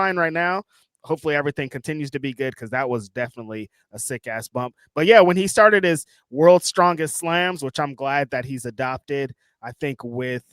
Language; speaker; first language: English; native; English